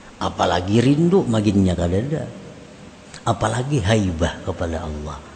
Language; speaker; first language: Indonesian; non-native, local second language; Banjar